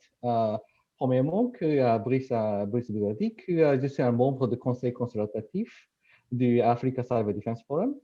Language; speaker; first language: French; non-native, fluent; Japanese